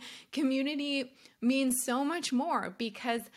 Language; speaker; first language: English; native; English